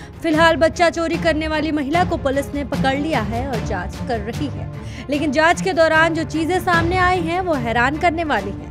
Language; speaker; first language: Hindi; native; Hindi